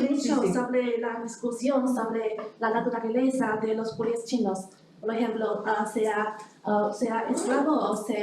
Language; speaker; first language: Spanish; non-native, learner; Chinese